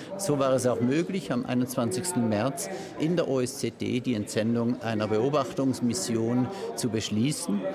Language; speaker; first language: German; native; German